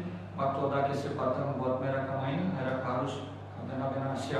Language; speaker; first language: Indonesian; non-native, fluent; Portuguese